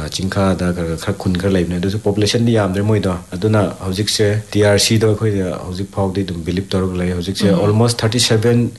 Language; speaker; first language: Manipuri; non-native, local second language; Rongmei Naga